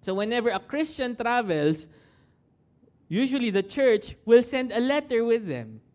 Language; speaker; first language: English; non-native, local second language; Filipino